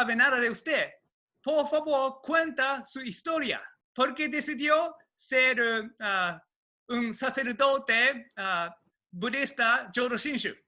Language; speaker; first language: Spanish; non-native, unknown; Japanese